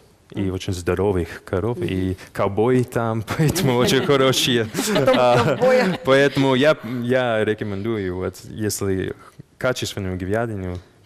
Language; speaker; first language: Russian; non-native, fluent; English